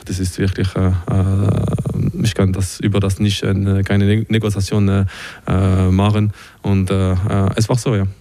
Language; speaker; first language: German; non-native, local second language; French